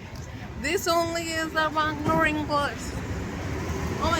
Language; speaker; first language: English; non-native, local second language; Malayalam